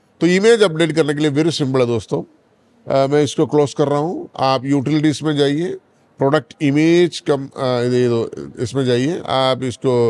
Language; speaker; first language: Hindi; non-native, local second language; Malayalam